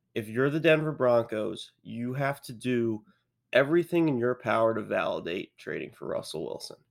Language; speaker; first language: English; native; English